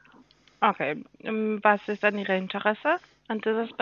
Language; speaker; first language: German; non-native, learner; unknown